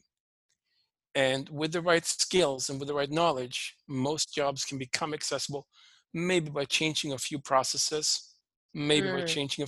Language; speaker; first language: English; non-native, fluent; Swedish